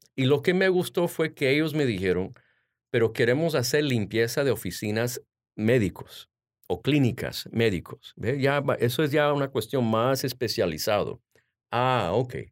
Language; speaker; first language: Spanish; early bilingual, heritage; Spanish